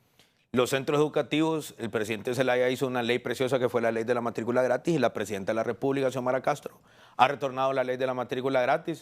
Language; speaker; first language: Spanish; native; Spanish